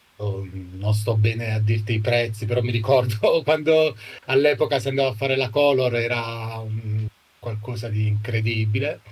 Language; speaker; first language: Italian; native; Italian